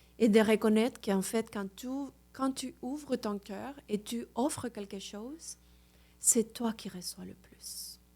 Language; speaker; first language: French; non-native, fluent; Spanish